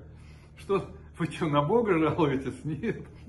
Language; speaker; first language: Russian; native; Russian